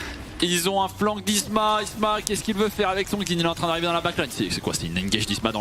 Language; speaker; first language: French; native; French